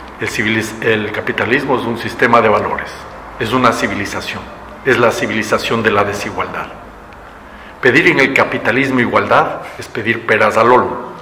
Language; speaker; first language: Spanish; native; Spanish